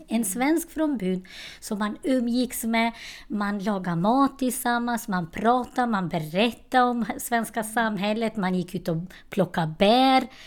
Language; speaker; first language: Swedish; non-native, fluent; Albanian